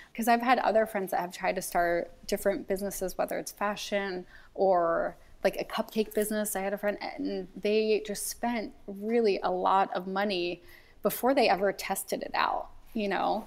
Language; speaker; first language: English; native; English